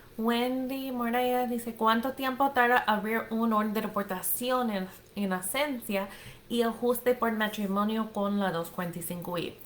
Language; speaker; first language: Spanish; non-native, fluent; English